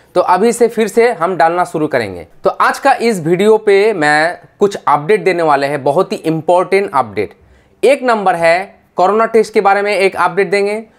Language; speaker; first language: Hindi; non-native, fluent; Bangla